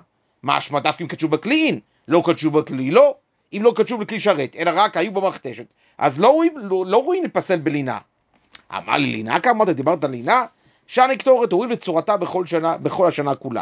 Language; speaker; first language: Hebrew; native; Hebrew